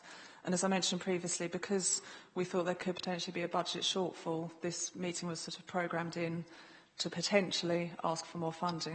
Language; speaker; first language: English; native; English